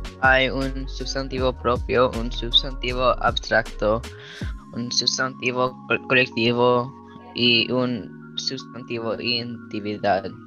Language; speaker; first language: Spanish; early bilingual, heritage; Spanish